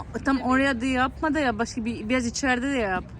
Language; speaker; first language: Turkish; non-native, fluent; Albanian